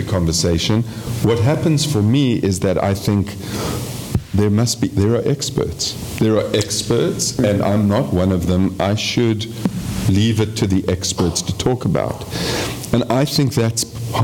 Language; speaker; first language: English; native; English